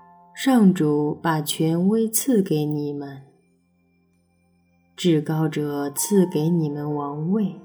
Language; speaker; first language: Chinese; native; Chinese